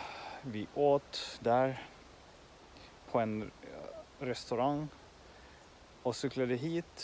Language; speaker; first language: Swedish; non-native, learner; Finnish